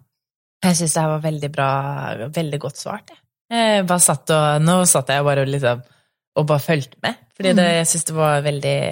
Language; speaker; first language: Norwegian; native; Norwegian